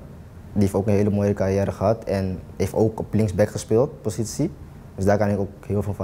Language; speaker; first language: Dutch; native; Dutch